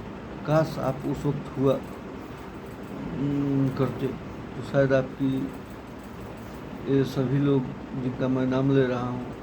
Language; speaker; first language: Hindi; native; Hindi